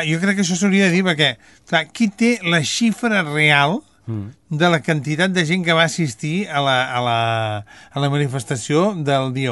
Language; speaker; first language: Catalan; native; Catalan